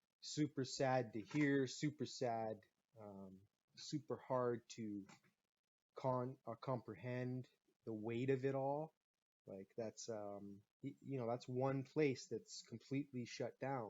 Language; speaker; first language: English; native; English